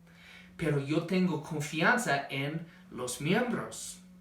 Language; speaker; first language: Spanish; non-native, fluent; English